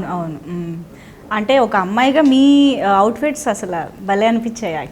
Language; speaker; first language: Telugu; native; Telugu